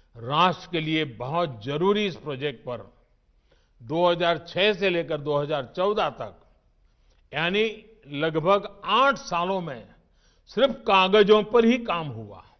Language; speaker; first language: Hindi; non-native, local second language; Gujarati